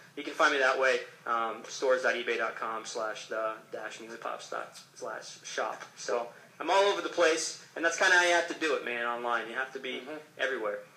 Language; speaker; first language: English; native; English